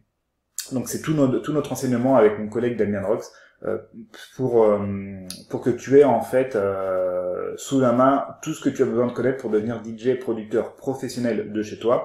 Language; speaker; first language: French; native; French